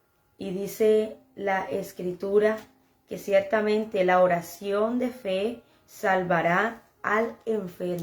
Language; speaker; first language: Spanish; native; Spanish